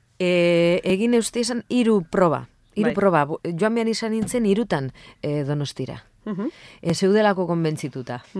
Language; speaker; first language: Basque; non-native, local second language; Spanish